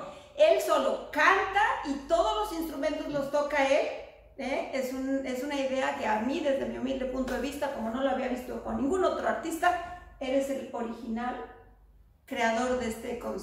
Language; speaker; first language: Spanish; native; Spanish